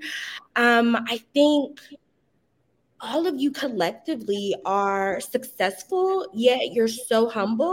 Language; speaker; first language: English; native; English